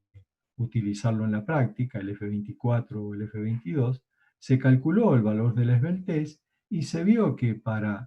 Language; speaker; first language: Spanish; native; Spanish